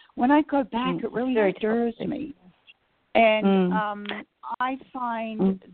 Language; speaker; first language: English; native; English